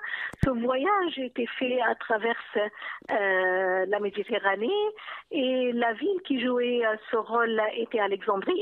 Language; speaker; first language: French; non-native, fluent; Arabic